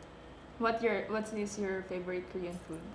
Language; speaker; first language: English; non-native, local second language; Filipino